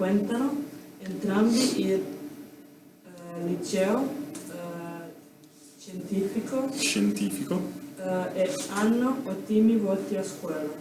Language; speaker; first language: Italian; non-native, learner; Russian